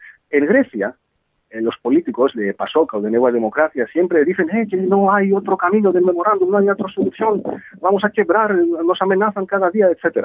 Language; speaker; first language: Spanish; non-native, fluent; Greek